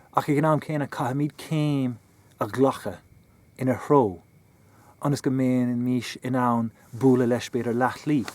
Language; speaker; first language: Irish; non-native, local second language; English